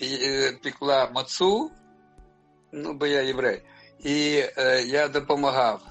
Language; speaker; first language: Ukrainian; non-native, local second language; Russian